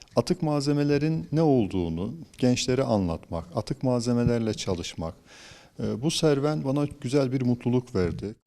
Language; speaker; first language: Turkish; native; Turkish